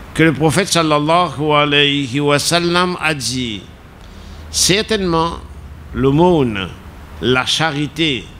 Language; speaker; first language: French; non-native, local second language; Morisyen